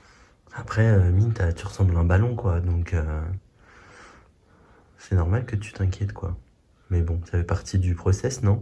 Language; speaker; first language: French; native; French